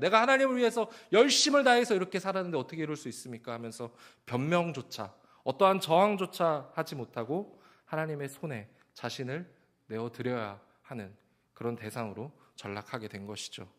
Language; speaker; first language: Korean; native; Korean